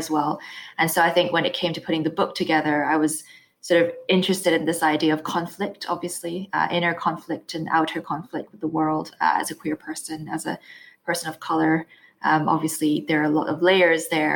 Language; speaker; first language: English; non-native, local second language; Cantonese